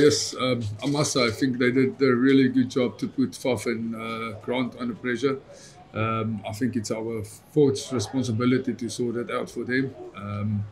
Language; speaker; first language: English; non-native, local second language; Afrikaans